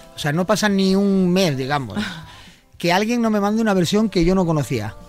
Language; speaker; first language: Spanish; native; Spanish